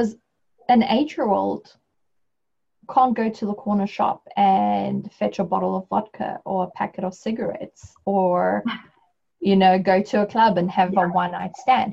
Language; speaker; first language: English; native; English